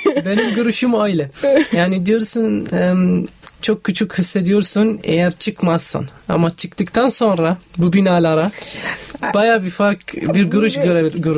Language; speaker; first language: Turkish; non-native, learner; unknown